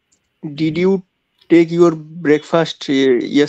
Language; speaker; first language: English; non-native, learner; Bangla